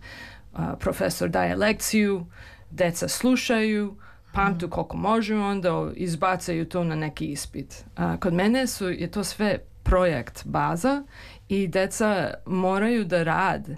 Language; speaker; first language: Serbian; early bilingual, heritage; Serbian